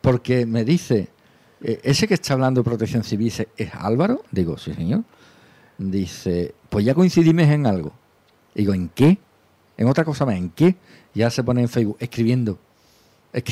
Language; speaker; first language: Spanish; native; Spanish